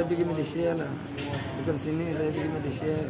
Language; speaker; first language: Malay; non-native, learner; Rohingya